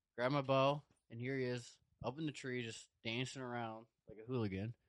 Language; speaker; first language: English; native; English